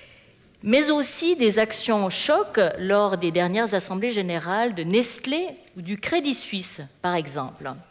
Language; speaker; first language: French; native; French